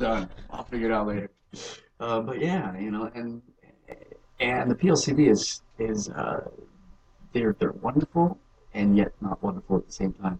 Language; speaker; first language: English; native; English